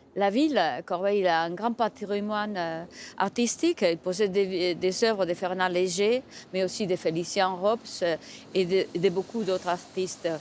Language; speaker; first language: French; non-native, fluent; Spanish